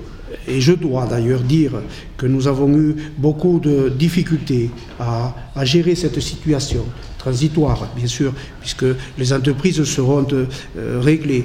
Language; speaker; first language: French; native; French